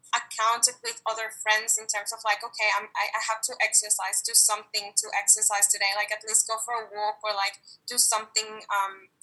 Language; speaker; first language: English; non-native, fluent; Spanish